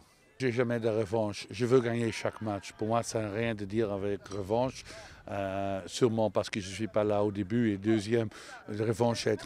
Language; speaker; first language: French; non-native, local second language; Dutch